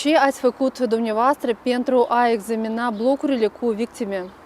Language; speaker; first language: Romanian; non-native, local second language; Gagauz